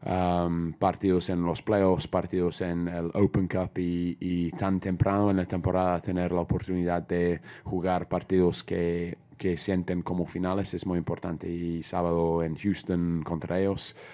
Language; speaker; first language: Spanish; non-native, fluent; English